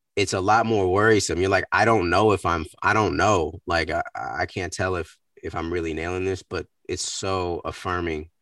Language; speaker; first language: English; native; English